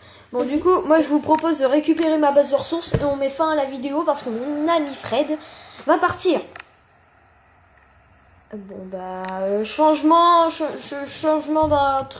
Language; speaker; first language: French; native; French